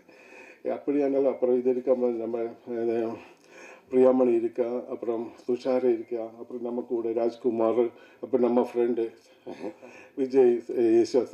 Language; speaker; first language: Tamil; non-native, learner; Malayalam